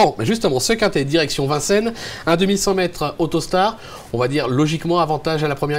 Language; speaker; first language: French; native; French